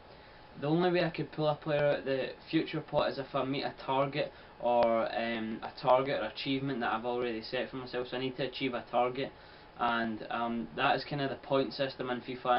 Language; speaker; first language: English; native; English